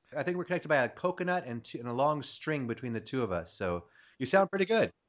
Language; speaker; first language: English; native; English